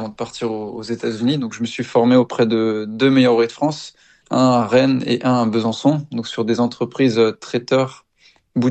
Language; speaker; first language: French; native; French